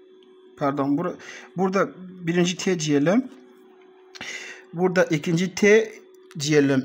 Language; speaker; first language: Turkish; non-native, learner; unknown